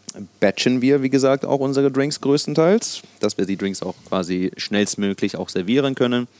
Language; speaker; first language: German; non-native, local second language; Sicilian